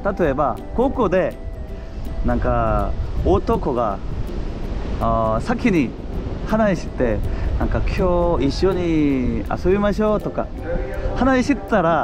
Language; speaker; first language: Japanese; non-native, learner; Korean